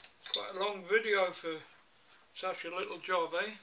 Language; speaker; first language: English; native; English